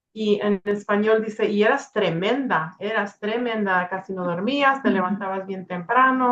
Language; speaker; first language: Spanish; early bilingual, heritage; Spanish